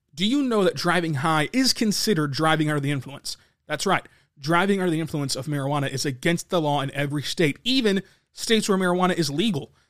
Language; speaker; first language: English; native; English